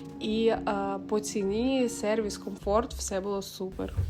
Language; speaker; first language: Ukrainian; native; Ukrainian